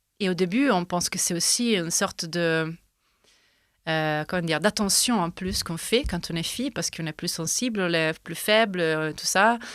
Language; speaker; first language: French; non-native, fluent; Italian